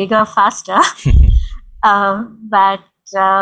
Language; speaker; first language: English; non-native, local second language; Hindi